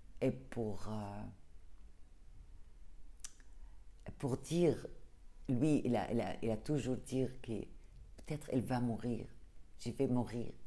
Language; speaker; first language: French; non-native, learner; Arabic